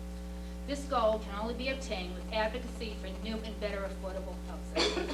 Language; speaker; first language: English; native; English